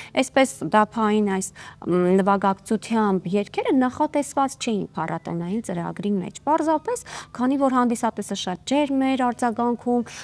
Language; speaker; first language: Armenian; native; Armenian